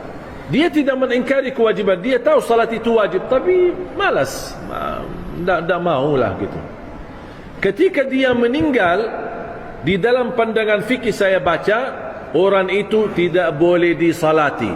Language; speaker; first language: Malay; non-native, fluent; Arabic